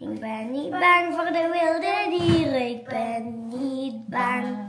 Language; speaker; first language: Dutch; early bilingual, other home language; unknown